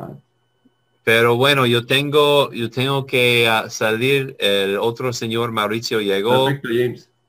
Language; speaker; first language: Spanish; non-native, learner; English